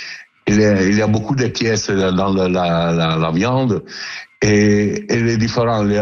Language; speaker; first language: French; non-native, learner; Italian